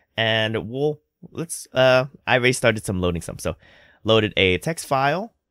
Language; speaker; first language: English; native; English